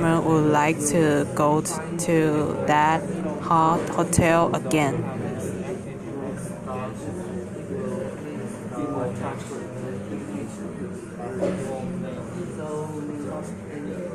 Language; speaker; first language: English; non-native, learner; Chinese